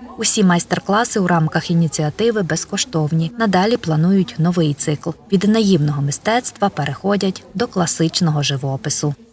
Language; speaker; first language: Ukrainian; native; Ukrainian